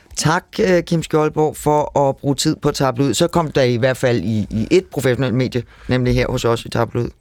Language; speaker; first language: Danish; native; Danish